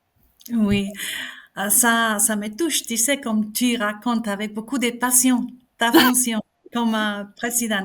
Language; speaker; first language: French; non-native, fluent; Spanish